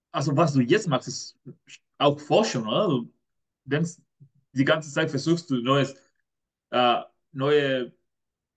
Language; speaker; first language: German; non-native, fluent; Spanish